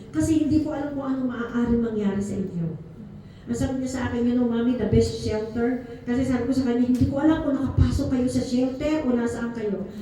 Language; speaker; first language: Filipino; native; Filipino